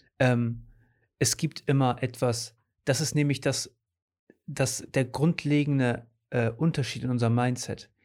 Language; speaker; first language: German; early bilingual, other home language; Portuguese